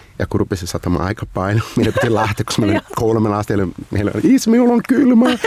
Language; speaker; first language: Finnish; non-native, fluent; Portuguese